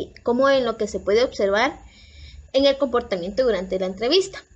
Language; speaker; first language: Spanish; native; Spanish